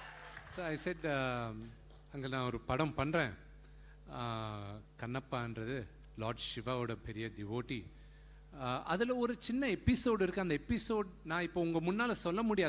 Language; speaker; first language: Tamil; non-native, local second language; Telugu